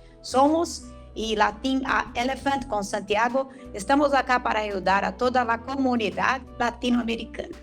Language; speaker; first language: Spanish; non-native, fluent; Portuguese